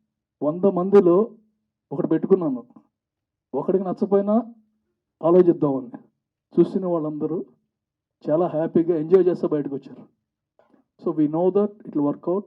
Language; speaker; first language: Telugu; native; Telugu